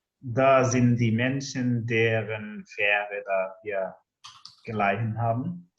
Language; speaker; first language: German; non-native, learner; English